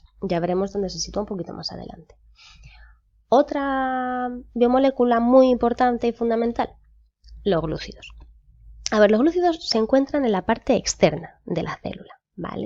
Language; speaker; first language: Spanish; native; Spanish